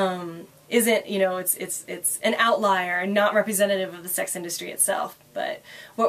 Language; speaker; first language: English; native; English